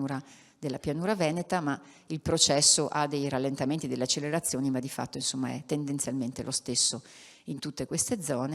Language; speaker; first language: Italian; native; Italian